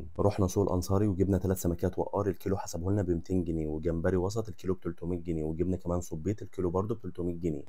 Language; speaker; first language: Arabic; native; Arabic